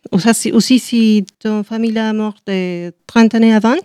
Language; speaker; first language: French; non-native, learner; Spanish